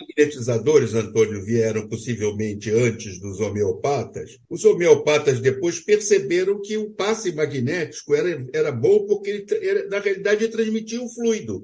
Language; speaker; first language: Portuguese; native; Portuguese